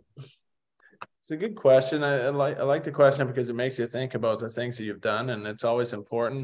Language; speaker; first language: English; native; English